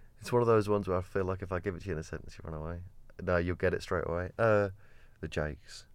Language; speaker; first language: English; native; English